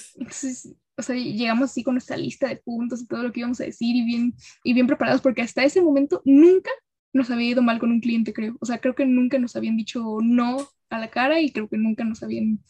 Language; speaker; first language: Spanish; native; Spanish